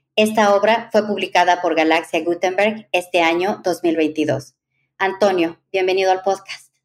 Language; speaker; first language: Spanish; native; Spanish